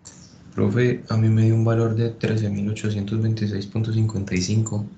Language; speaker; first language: Spanish; native; Spanish